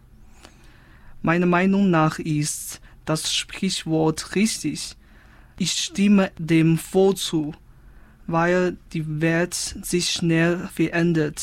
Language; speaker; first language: German; non-native, fluent; Chinese